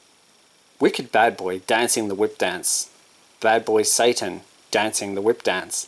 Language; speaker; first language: English; native; English